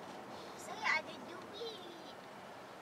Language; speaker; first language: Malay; non-native, local second language; English